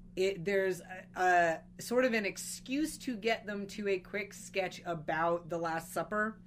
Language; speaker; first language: English; native; English